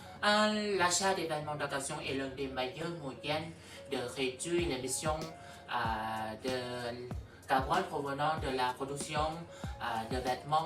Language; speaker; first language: French; non-native, learner; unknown